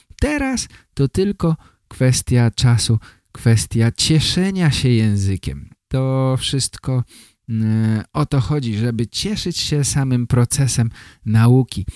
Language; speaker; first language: Polish; native; Polish